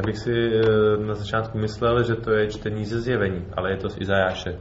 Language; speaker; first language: Czech; native; Czech